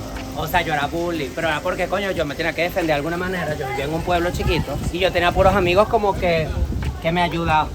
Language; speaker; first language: Spanish; native; Spanish